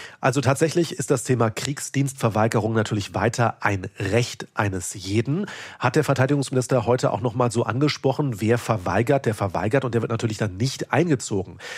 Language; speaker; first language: German; native; German